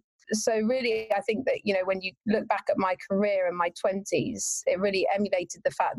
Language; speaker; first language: English; native; English